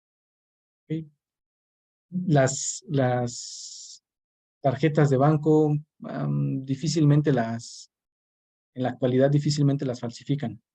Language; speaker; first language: Spanish; native; Spanish